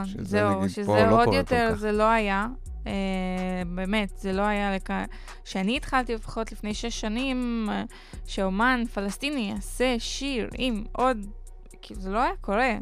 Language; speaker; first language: Hebrew; non-native, local second language; Arabic